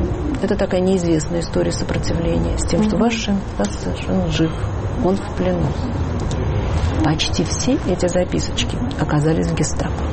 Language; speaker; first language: Russian; native; Russian